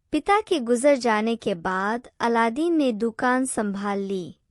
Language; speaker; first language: Hindi; native; Hindi